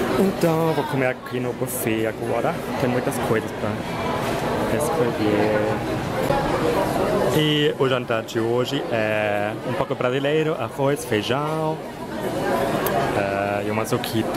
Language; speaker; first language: Portuguese; non-native, fluent; German